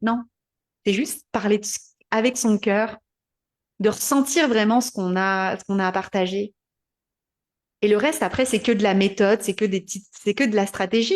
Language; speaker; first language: French; native; French